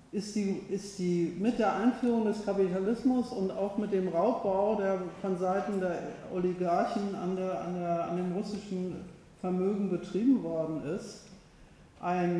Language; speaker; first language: German; native; German